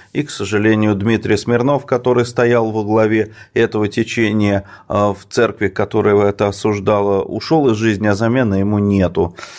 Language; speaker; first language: Russian; native; Russian